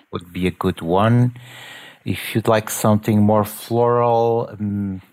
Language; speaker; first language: English; non-native, fluent; Portuguese